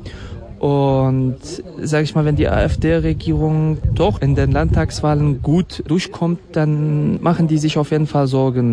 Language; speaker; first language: German; non-native, fluent; Kurdish